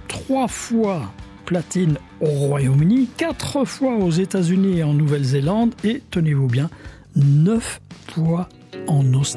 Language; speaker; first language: French; native; French